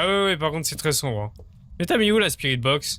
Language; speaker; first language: French; native; French